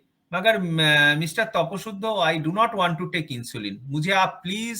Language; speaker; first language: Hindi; non-native, local second language; Bangla